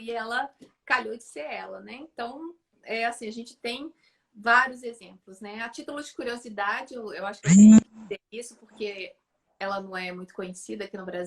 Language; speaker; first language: Portuguese; native; Portuguese